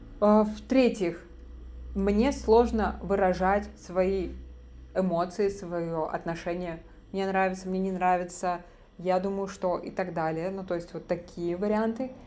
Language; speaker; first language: Russian; native; Russian